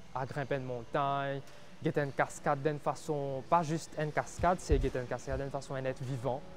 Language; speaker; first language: French; non-native, local second language; Morisyen